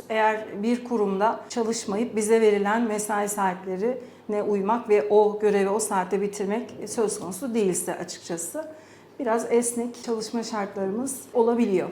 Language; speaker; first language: Turkish; early bilingual, heritage; Turkish